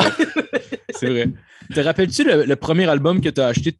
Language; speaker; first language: French; native; French